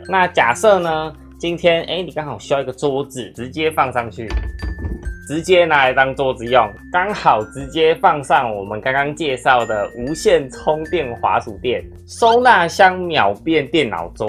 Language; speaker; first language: Chinese; native; Chinese